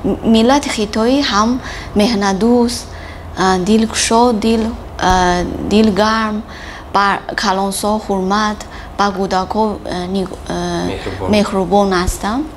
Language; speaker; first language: Persian; non-native, learner; Chinese